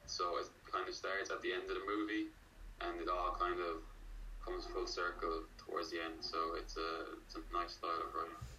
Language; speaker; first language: English; native; English